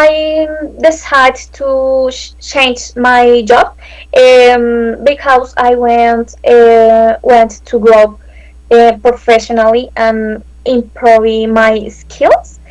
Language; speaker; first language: English; non-native, learner; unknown